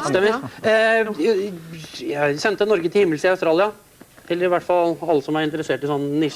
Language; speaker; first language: Norwegian; native; Norwegian